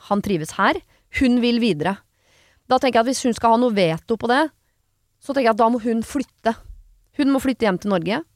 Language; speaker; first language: Norwegian; native; Norwegian